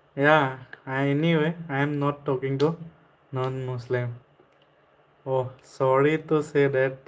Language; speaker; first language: English; non-native, local second language; Assamese